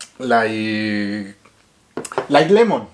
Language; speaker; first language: English; non-native, learner; Spanish